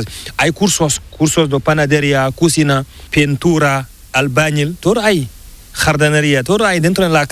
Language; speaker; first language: Spanish; non-native, learner; Fula